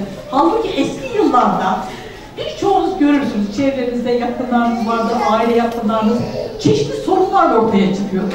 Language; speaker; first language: Turkish; native; Turkish